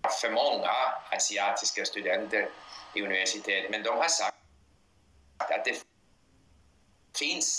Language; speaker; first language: Swedish; non-native, fluent; English